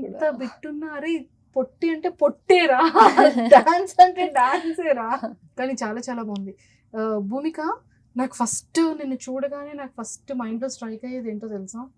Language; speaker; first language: Telugu; native; Telugu